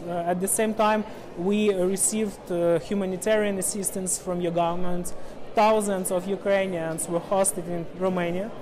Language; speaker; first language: English; non-native, fluent; Ukrainian